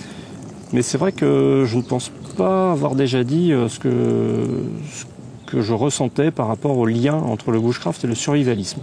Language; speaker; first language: French; native; French